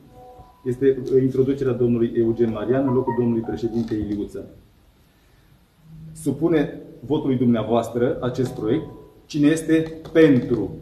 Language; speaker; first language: Romanian; native; Romanian